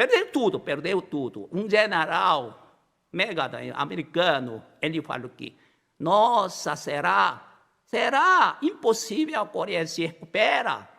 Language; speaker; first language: Portuguese; non-native, learner; Korean